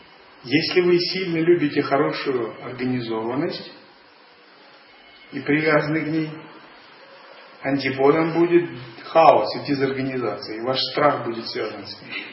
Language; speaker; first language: Russian; native; Russian